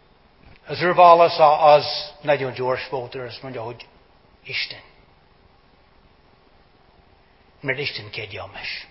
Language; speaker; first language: Hungarian; non-native, fluent; English